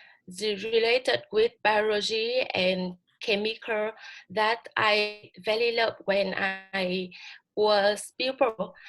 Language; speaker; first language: English; non-native, learner; Vietnamese